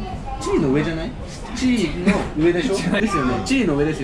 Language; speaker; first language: Japanese; early bilingual, other home language; Spanish